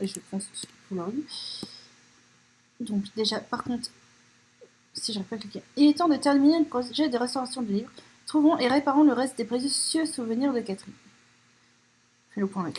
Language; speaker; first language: French; native; French